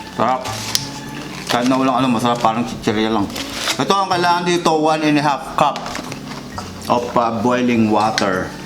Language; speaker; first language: Filipino; native; Filipino